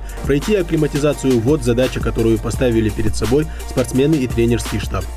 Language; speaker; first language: Russian; native; Russian